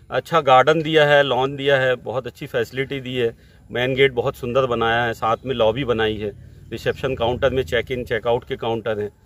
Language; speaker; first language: Hindi; native; Hindi